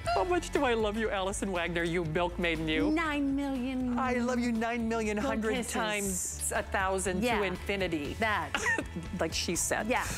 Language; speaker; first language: English; native; English